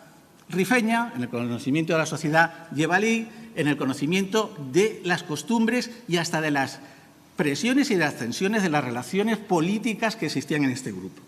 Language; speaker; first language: Spanish; native; Spanish